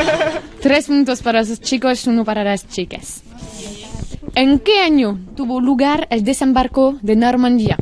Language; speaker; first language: Spanish; non-native, learner; French